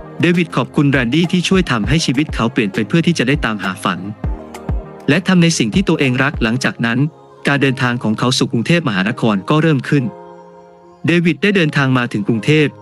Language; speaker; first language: Thai; native; Thai